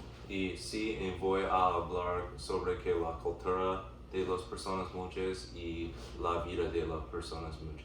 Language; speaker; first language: Spanish; non-native, learner; English